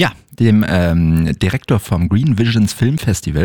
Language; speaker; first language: German; native; German